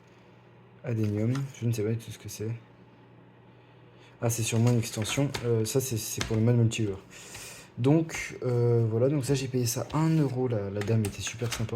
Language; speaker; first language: French; native; French